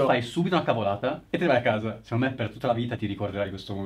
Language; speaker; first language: Italian; native; Italian